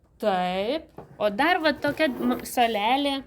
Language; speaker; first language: Lithuanian; native; Lithuanian